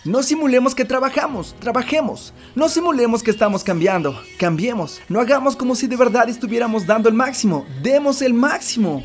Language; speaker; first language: Spanish; native; Spanish